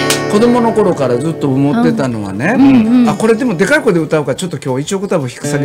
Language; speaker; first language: Japanese; native; Japanese